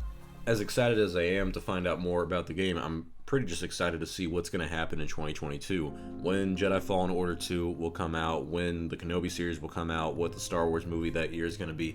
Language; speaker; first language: English; native; English